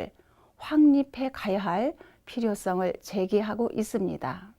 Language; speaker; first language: Korean; native; Korean